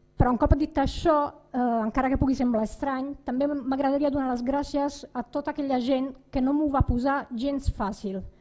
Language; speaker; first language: Catalan; non-native, fluent; Italian